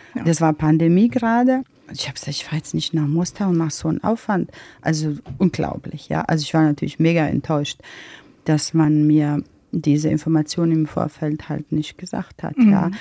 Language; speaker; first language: German; non-native, fluent; Bosnian